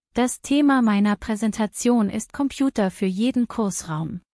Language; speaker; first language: German; non-native, fluent; Bangla